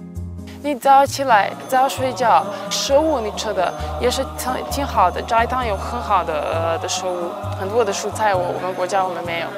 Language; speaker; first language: Chinese; non-native, fluent; Serbian